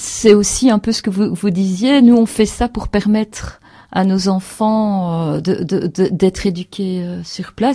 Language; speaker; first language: French; native; French